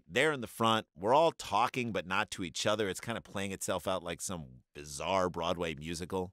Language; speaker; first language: English; native; English